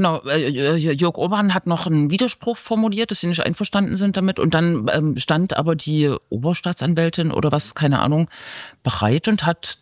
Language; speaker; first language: German; native; German